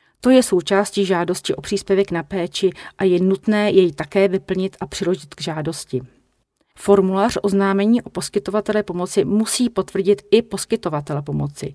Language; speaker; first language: Czech; native; Czech